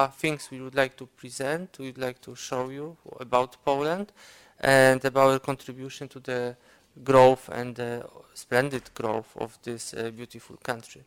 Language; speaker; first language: English; non-native, fluent; Polish